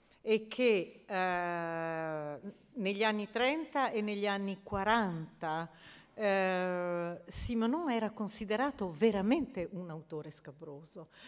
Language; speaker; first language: Italian; native; Italian